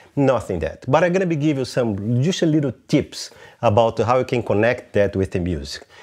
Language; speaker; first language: English; non-native, fluent; Portuguese